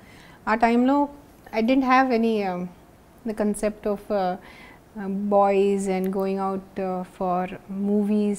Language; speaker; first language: Telugu; non-native, local second language; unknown